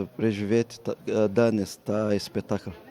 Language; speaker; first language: Slovenian; non-native, learner; Portuguese